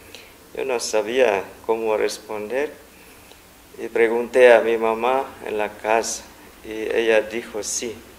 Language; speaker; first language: Spanish; non-native, fluent; Vietnamese